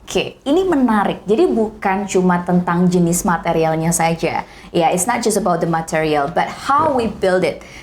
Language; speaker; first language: Indonesian; native; Indonesian